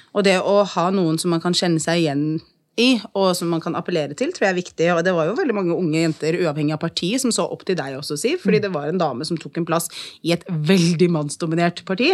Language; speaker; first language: Norwegian; early bilingual, other home language; Arabic